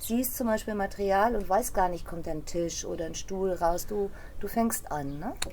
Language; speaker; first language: German; native; German